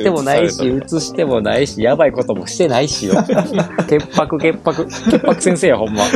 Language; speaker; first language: Japanese; native; Japanese